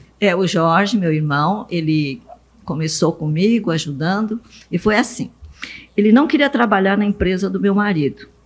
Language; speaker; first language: Portuguese; early bilingual, other home language; Japanese